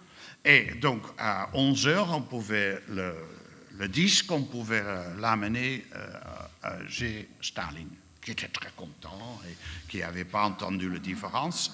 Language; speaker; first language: French; non-native, fluent; Dutch